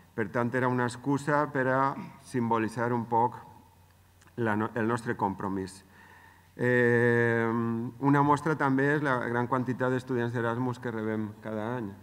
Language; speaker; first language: Catalan; native; Catalan